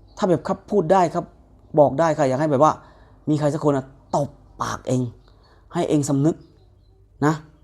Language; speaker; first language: Thai; native; Thai